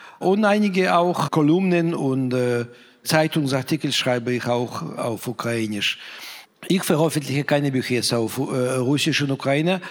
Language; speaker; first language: German; non-native, fluent; Russian